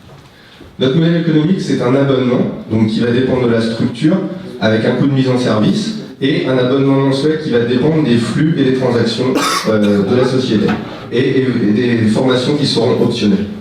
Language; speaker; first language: French; native; French